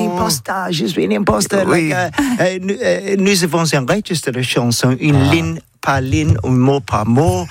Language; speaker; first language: French; non-native, learner; English